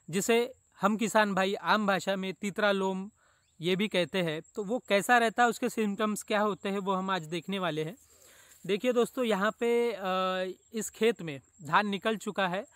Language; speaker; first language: Hindi; non-native, local second language; Marathi